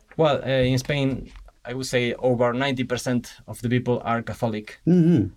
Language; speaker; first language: English; non-native, fluent; Spanish